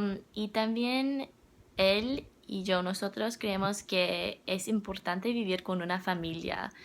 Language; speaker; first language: Spanish; non-native, learner; English